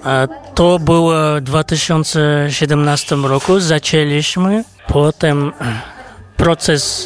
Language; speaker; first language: Polish; non-native, fluent; Kazakh